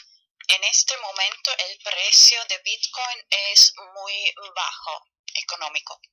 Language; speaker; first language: Spanish; non-native, fluent; German